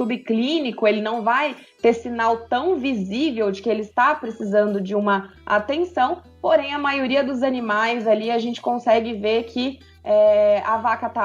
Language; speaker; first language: Portuguese; native; Portuguese